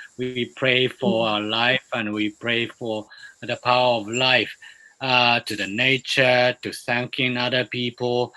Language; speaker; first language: English; non-native, fluent; Japanese